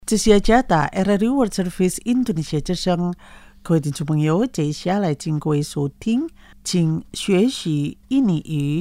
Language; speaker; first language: Chinese; non-native, fluent; Indonesian